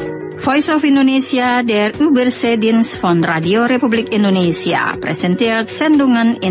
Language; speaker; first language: German; non-native, fluent; Indonesian